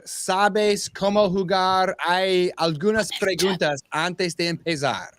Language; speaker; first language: Spanish; non-native, learner; English